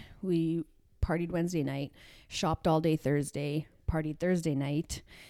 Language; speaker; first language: English; native; English